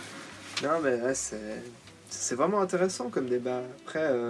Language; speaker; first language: French; native; French